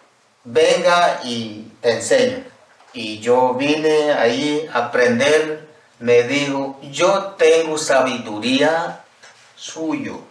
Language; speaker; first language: Spanish; non-native, local second language; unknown